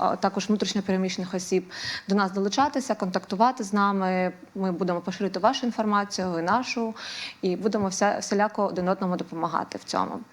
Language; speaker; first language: Ukrainian; native; Ukrainian